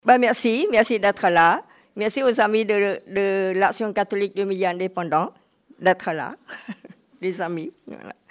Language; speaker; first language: French; non-native, fluent; Khmer